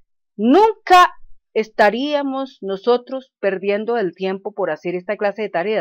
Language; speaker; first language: Spanish; native; Spanish